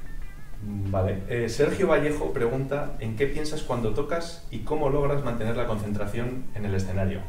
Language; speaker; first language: Spanish; native; Spanish